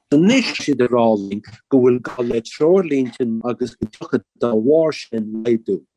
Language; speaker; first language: Irish; native; Irish